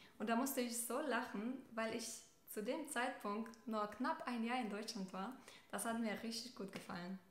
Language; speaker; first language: German; non-native, fluent; Russian